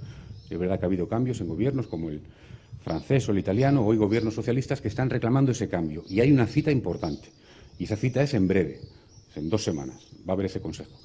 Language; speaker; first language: Spanish; native; Spanish